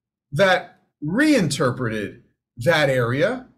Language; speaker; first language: English; native; English